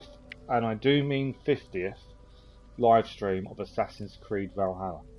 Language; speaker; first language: English; native; English